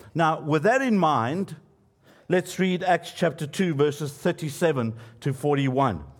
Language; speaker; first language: English; native; English